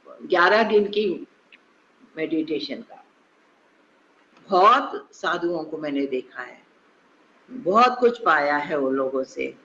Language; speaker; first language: Hindi; non-native, local second language; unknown